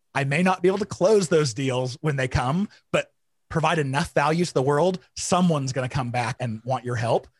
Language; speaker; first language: English; native; English